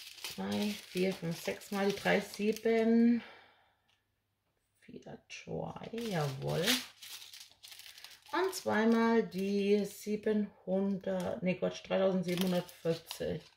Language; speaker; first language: German; native; German